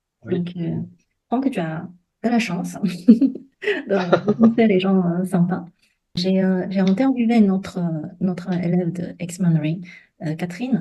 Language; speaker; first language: French; non-native, fluent; Chinese